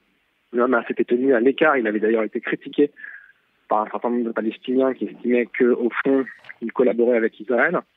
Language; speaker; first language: French; native; French